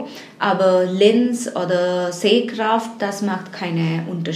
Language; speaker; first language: German; non-native, fluent; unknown